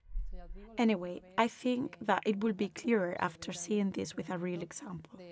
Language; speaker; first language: English; non-native, fluent; Spanish